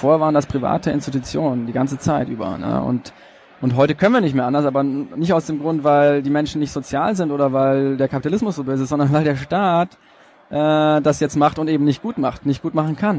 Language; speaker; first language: German; native; German